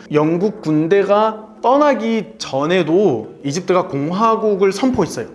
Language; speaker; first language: Korean; non-native, fluent; Arabic